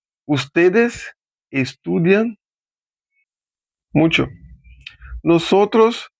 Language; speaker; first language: Spanish; non-native, fluent; Portuguese